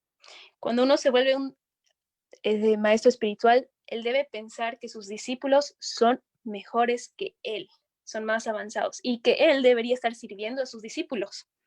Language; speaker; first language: Spanish; native; Spanish